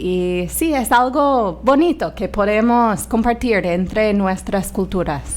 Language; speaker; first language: Spanish; non-native, fluent; English